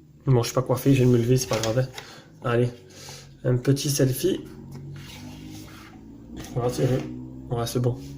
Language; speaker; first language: French; native; French